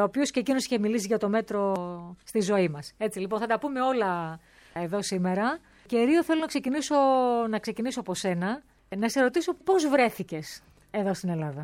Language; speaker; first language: Greek; native; Greek